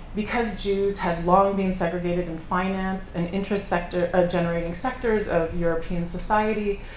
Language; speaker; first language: English; native; English